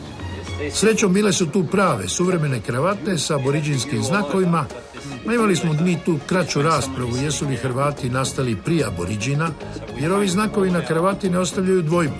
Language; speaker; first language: Croatian; native; Croatian